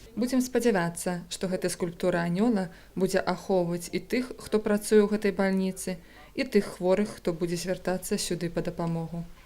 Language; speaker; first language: Belarusian; native; Belarusian